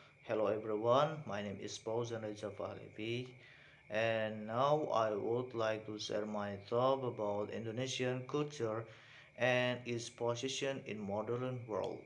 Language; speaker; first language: English; non-native, learner; Indonesian